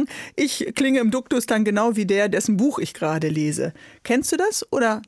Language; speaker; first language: German; native; German